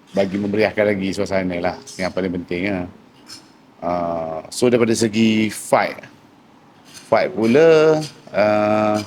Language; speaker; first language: Malay; native; Malay